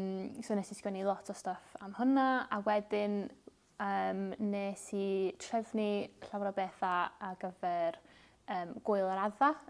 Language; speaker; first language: Welsh; non-native, local second language; English